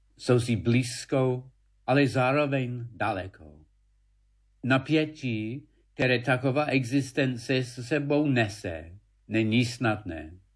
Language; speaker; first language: Czech; non-native, fluent; English